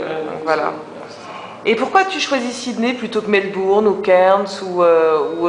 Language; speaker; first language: French; native; French